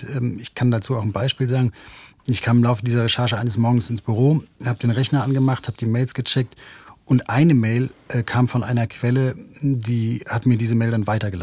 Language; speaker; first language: German; native; German